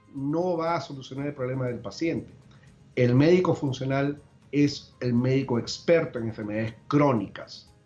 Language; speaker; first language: Spanish; native; Spanish